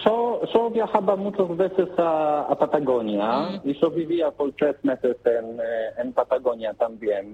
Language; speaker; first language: Spanish; non-native, learner; Polish